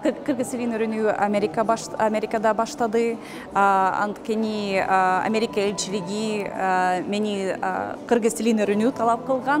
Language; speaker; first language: Kyrgyz; non-native, fluent; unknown